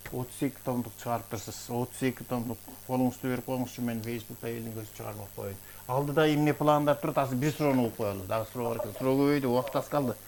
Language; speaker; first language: Kyrgyz; native; Kyrgyz